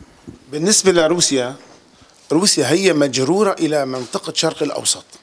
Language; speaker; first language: Arabic; native; Arabic